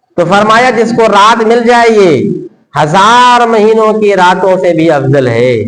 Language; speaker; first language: Urdu; non-native, local second language; Sindhi